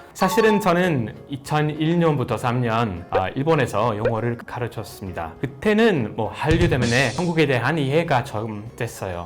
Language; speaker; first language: Korean; non-native, fluent; English